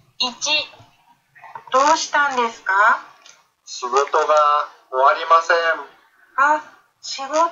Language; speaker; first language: Japanese; non-native, fluent; Indonesian